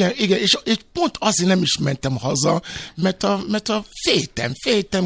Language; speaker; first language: Hungarian; non-native, fluent; Yoruba